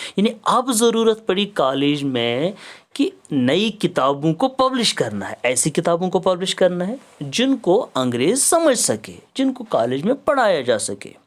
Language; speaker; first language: Urdu; native; Urdu